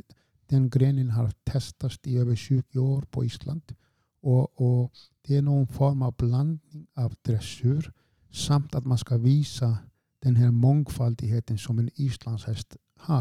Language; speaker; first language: Swedish; non-native, fluent; Icelandic